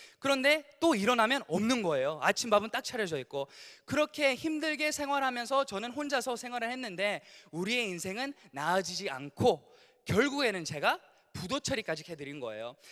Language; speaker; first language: Korean; early bilingual, heritage; Korean